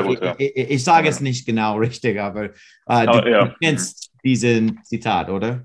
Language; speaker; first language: German; non-native, learner; English